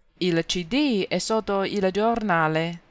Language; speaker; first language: Italian; non-native, fluent; Chinese